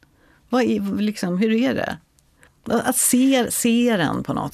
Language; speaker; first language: Swedish; native; Swedish